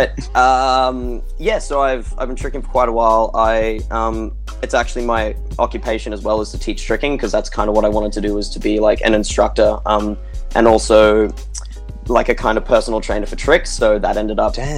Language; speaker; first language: English; native; English